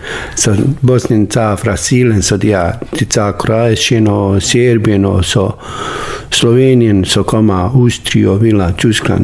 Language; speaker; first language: Danish; non-native, learner; Bosnian